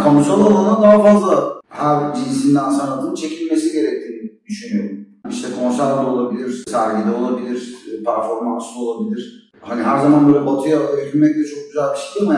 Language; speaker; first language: Turkish; native; Turkish